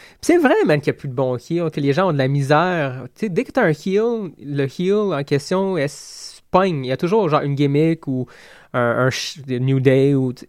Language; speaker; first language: French; native; French